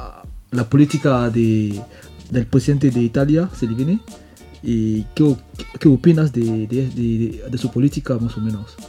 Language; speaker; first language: Spanish; non-native, fluent; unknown